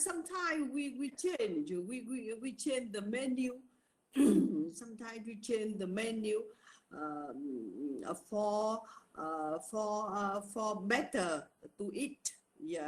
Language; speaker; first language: English; non-native, learner; Vietnamese